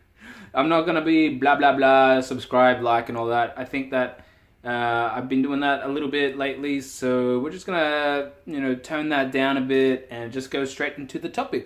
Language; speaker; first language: English; native; English